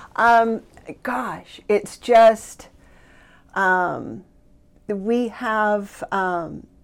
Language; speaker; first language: English; native; English